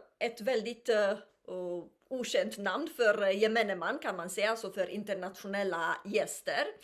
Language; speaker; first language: Swedish; non-native, fluent; Romanian